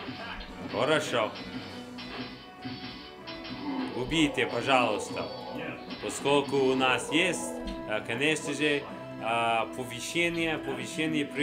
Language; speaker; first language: Russian; non-native, learner; English